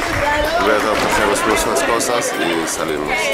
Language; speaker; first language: Spanish; non-native, learner; Arabic